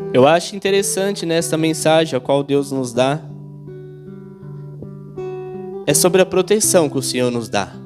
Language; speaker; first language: Portuguese; native; Portuguese